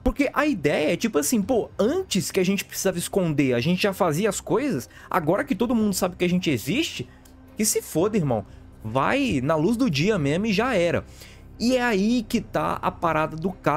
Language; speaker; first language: Portuguese; native; Portuguese